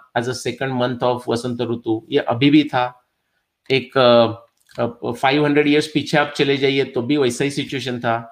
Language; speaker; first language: Hindi; non-native, local second language; Marathi